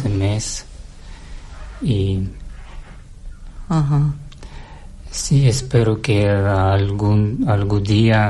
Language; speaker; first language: Catalan; non-native, learner; Russian